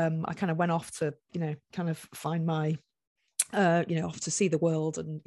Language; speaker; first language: English; native; English